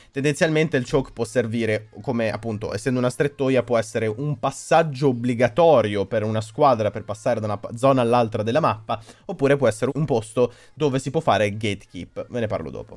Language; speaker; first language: Italian; native; Italian